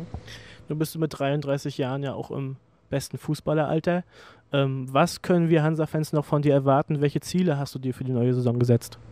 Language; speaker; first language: German; native; German